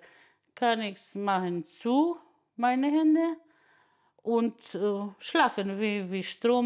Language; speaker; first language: German; non-native, learner; Polish